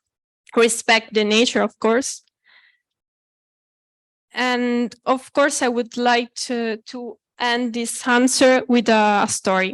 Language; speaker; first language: English; non-native, fluent; Italian